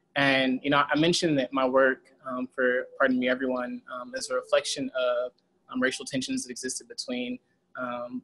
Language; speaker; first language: English; native; English